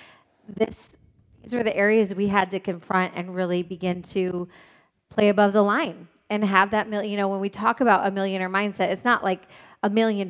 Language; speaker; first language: English; native; English